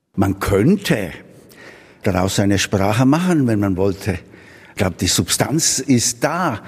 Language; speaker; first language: German; non-native, fluent; English